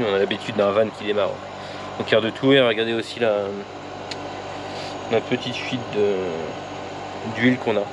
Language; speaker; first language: French; native; French